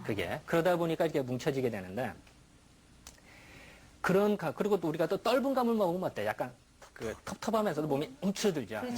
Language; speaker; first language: Korean; native; Korean